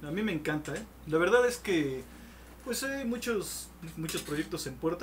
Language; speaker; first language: Spanish; native; Spanish